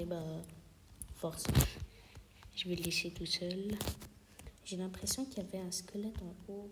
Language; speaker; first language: French; native; French